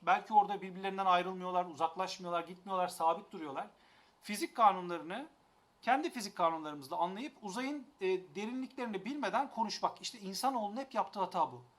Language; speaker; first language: Turkish; native; Turkish